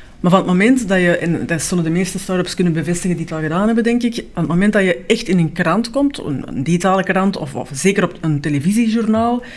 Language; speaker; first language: Dutch; native; Dutch